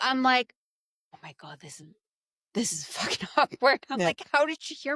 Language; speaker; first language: English; native; English